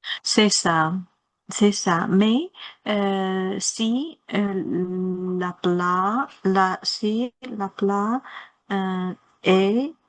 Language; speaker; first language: French; non-native, learner; Chinese